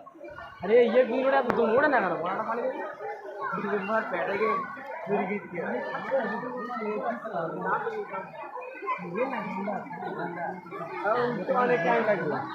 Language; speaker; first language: Hindi; non-native, learner; Bangla